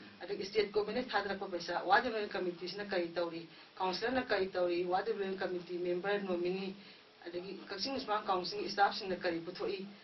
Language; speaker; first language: Manipuri; native; Manipuri